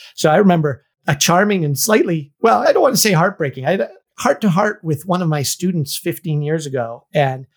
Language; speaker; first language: English; native; English